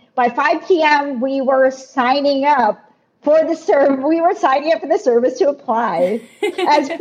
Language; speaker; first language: English; non-native, local second language; Filipino